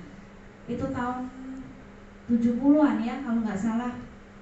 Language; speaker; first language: Indonesian; native; Indonesian